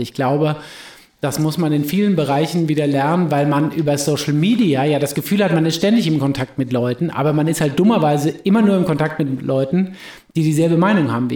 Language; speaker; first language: German; native; German